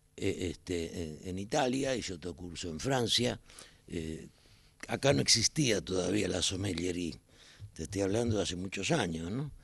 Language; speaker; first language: Spanish; native; Spanish